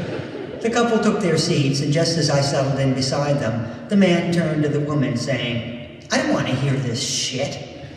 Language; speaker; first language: English; native; English